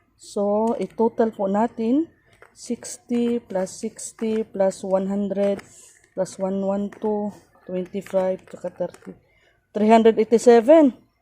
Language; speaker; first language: Filipino; non-native, local second language; Cebuano